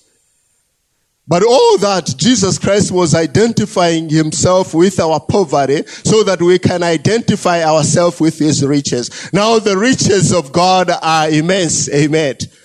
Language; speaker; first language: English; non-native, local second language; Nyanja